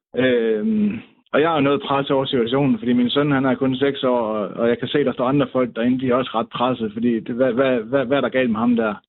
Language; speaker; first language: Danish; native; Danish